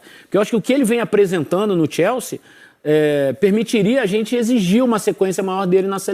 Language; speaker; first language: Portuguese; native; Portuguese